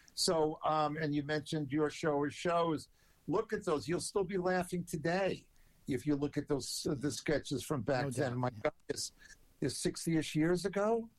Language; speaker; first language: English; native; English